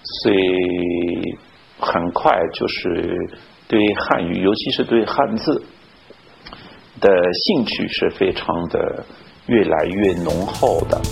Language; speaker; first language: Chinese; non-native, fluent; French